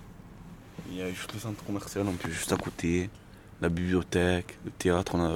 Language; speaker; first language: French; native; French